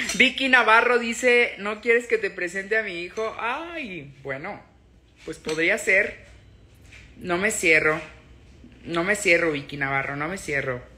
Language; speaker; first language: Spanish; native; Spanish